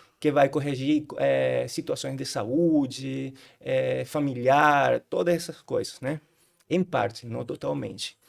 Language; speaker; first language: Portuguese; non-native, fluent; Spanish